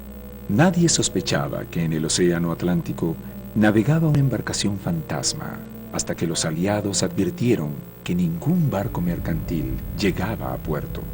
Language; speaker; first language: Spanish; native; Spanish